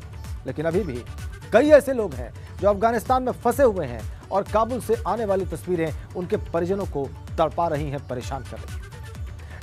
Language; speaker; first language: Hindi; native; Hindi